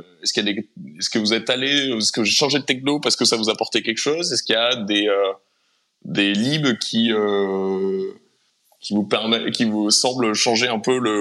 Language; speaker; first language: French; native; French